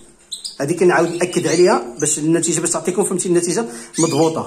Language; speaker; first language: Arabic; native; Arabic